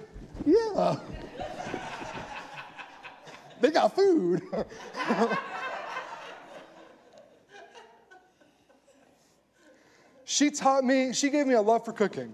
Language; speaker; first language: English; native; English